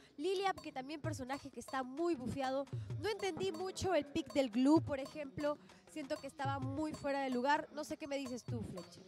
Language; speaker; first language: Spanish; native; Spanish